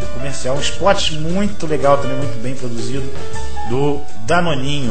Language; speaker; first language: Portuguese; native; Portuguese